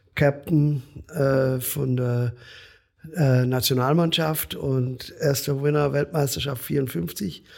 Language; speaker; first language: German; native; German